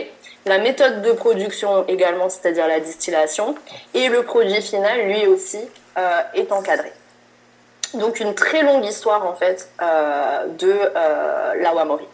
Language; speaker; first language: French; native; French